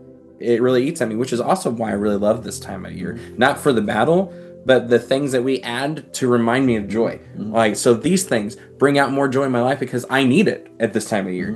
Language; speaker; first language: English; native; English